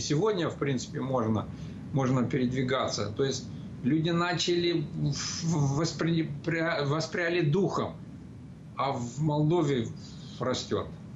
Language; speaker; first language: Russian; non-native, local second language; Romanian